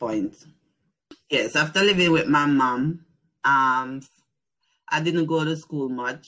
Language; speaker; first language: English; non-native, local second language; Jamaican Creole English